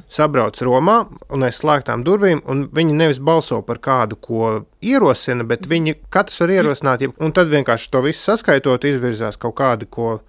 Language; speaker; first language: Latvian; native; Latvian